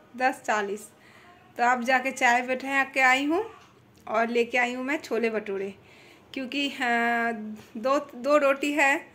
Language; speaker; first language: Hindi; non-native, local second language; Bangla